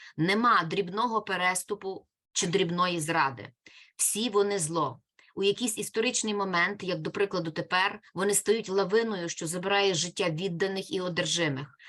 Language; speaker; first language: Ukrainian; native; Ukrainian